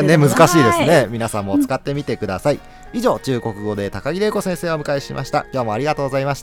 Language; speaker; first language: Japanese; native; Japanese